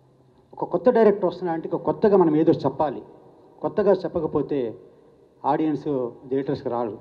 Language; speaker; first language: Telugu; native; Telugu